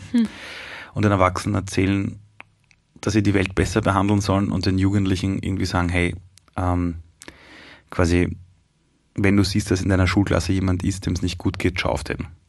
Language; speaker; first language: German; early bilingual, other home language; Persian